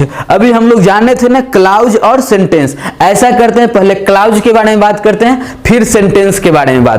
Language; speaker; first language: Hindi; native; Hindi